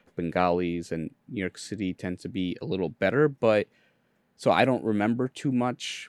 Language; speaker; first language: English; early bilingual, other home language; Bangla